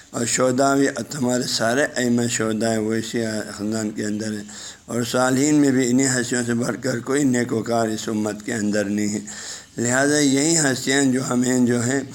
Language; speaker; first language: Urdu; non-native, local second language; Balti